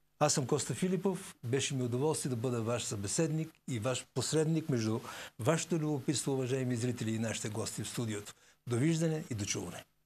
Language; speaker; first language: Bulgarian; native; Bulgarian